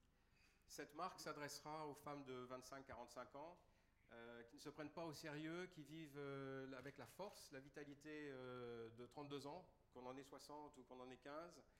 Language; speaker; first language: French; native; French